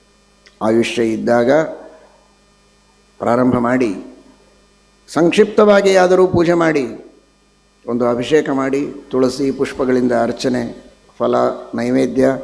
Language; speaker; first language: Kannada; native; Kannada